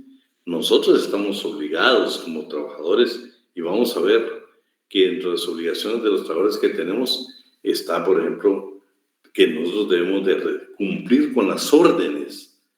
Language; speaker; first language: Spanish; native; Spanish